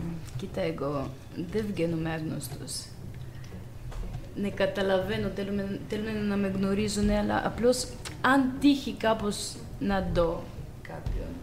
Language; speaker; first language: Greek; non-native, fluent; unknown